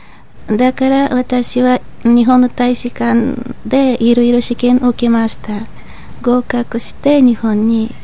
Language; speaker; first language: Japanese; non-native, fluent; Bulgarian